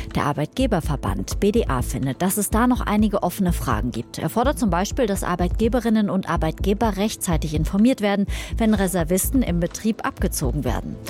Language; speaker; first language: German; native; German